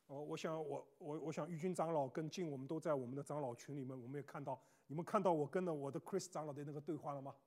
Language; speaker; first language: Chinese; native; Chinese